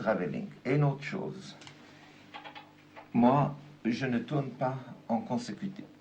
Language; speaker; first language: French; non-native, fluent; German